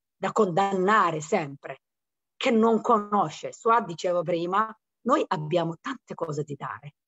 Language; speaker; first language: Italian; non-native, fluent; Somali